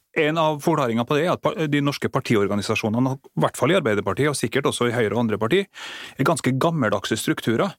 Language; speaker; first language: Norwegian; native; Norwegian